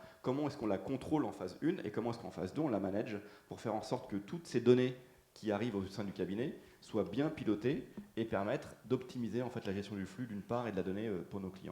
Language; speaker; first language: French; native; French